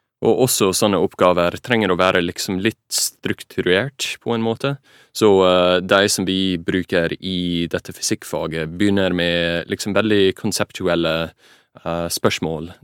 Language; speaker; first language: Norwegian; non-native, fluent; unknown